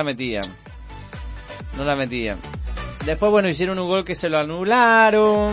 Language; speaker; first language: Spanish; native; Spanish